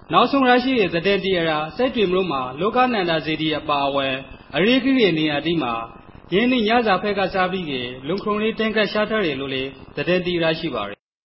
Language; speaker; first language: Burmese; native; Burmese